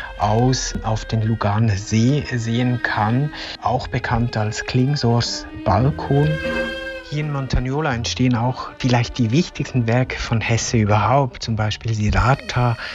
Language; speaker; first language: German; native; German